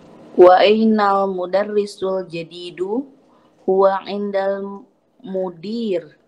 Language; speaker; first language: Arabic; non-native, learner; Indonesian